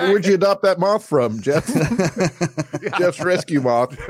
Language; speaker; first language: English; native; English